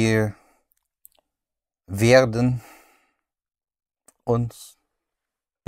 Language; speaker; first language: German; non-native, learner; English